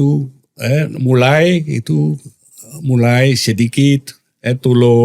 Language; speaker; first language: Indonesian; non-native, learner; Dutch